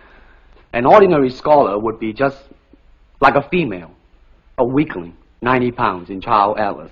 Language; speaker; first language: English; non-native, local second language; Cantonese